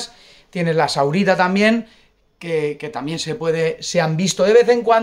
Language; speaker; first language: Spanish; native; Spanish